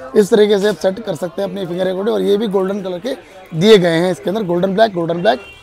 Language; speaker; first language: Hindi; native; Hindi